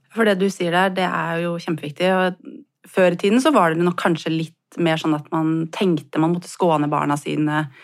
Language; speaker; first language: Norwegian; native; Norwegian